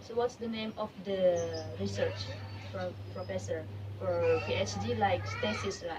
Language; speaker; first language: English; non-native, learner; Indonesian